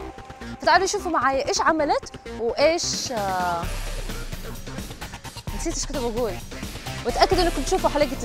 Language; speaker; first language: Arabic; native; Arabic